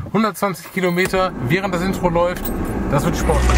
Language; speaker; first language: German; native; German